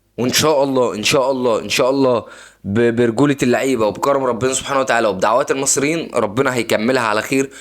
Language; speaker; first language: Egyptian Arabic; native; Egyptian Arabic